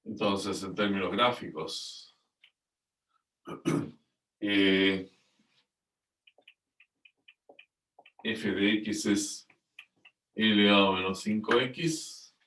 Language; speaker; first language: Spanish; native; Spanish